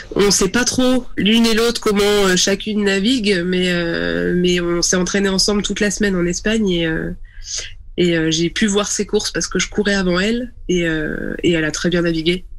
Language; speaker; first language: French; native; French